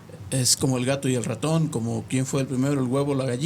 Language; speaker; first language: Spanish; native; Spanish